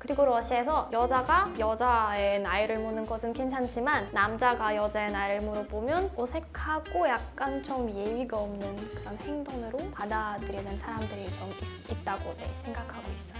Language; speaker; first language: Korean; non-native, fluent; Russian